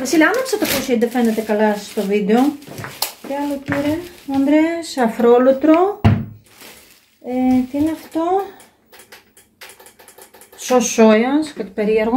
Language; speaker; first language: Greek; native; Greek